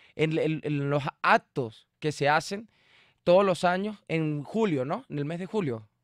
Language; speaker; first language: Spanish; native; Spanish